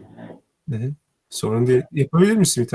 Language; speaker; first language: Turkish; native; Turkish